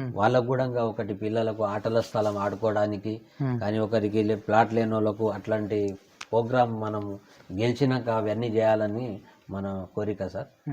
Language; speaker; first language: Telugu; non-native, local second language; Lambadi